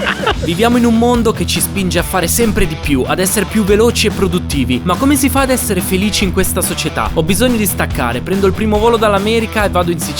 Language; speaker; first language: Italian; native; Italian